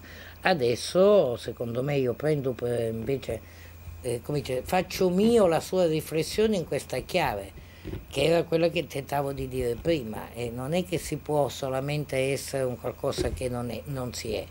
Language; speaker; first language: Italian; native; Italian